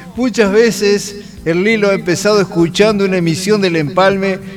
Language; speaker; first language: Spanish; native; Spanish